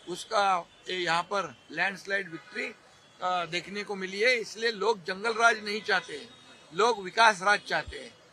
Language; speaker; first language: Hindi; non-native, local second language; Marathi